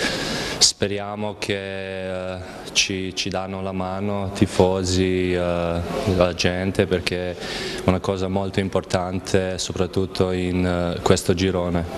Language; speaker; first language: Italian; non-native, fluent; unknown